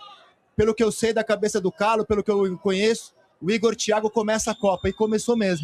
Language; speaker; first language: Portuguese; native; Portuguese